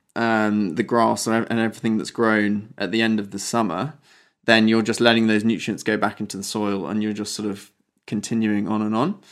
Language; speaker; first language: English; native; English